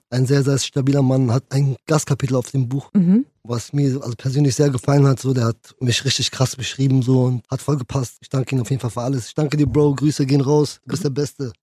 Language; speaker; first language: German; early bilingual, other home language; Kurdish